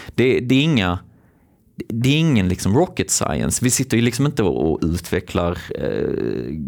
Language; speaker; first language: Swedish; native; Swedish